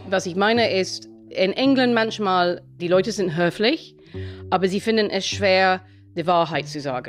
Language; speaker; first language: German; non-native, fluent; English